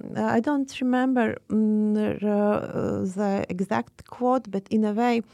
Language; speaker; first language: English; non-native, fluent; Latvian